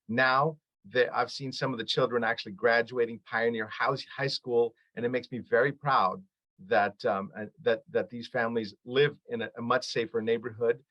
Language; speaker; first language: English; early bilingual, other home language; Arabic